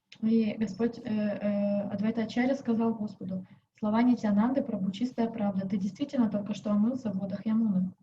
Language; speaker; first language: Russian; native; Russian